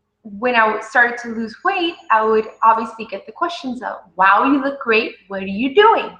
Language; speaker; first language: English; native; English